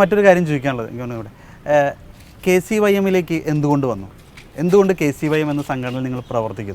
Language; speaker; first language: Malayalam; native; Malayalam